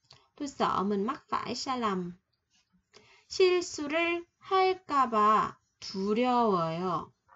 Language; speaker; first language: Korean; non-native, fluent; Vietnamese